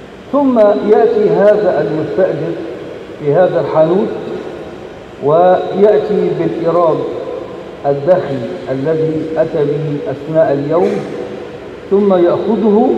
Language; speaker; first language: Arabic; native; Arabic